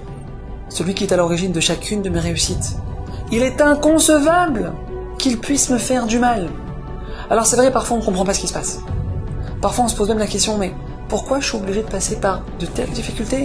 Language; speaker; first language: French; native; French